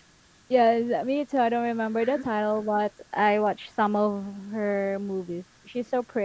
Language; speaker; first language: English; non-native, fluent; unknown